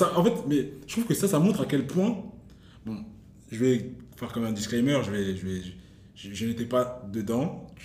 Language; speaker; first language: French; native; French